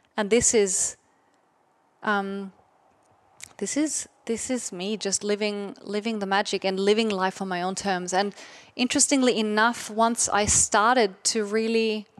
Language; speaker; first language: English; non-native, fluent; German